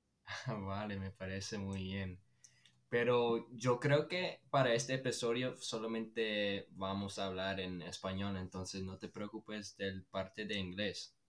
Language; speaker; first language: Spanish; non-native, fluent; English